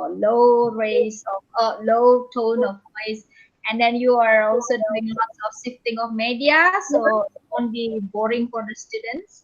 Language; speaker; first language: English; non-native, fluent; Indonesian